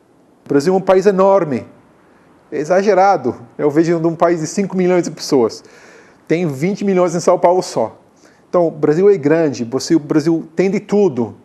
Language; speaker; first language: Portuguese; non-native, fluent; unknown